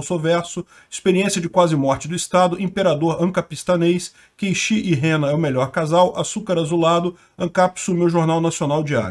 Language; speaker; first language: Portuguese; native; Portuguese